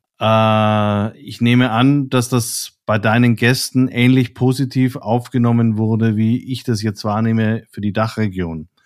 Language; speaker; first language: German; native; German